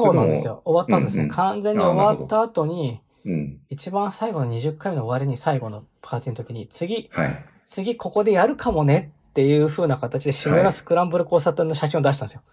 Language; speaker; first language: Japanese; native; Japanese